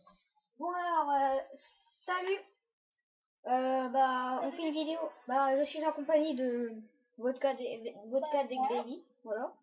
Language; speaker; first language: French; native; French